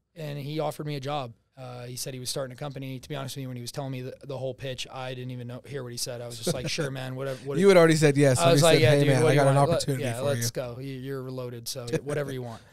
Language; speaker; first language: English; native; English